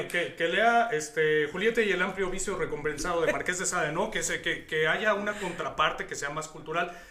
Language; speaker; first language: Spanish; native; Spanish